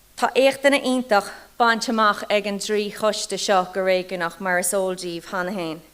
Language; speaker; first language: Irish; native; Irish